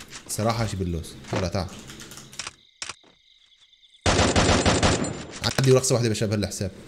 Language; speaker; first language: Arabic; native; Arabic